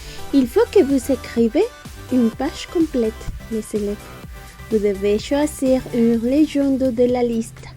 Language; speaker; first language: French; non-native, learner; Spanish